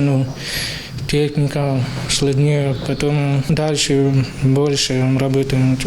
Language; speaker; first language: Ukrainian; non-native, local second language; Russian